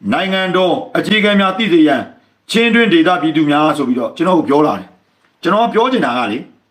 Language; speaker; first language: Burmese; native; Burmese